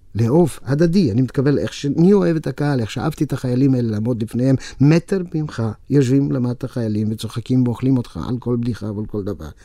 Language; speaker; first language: Hebrew; non-native, fluent; Yiddish